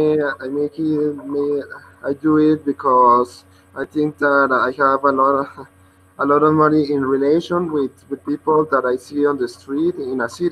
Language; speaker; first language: English; non-native, learner; Spanish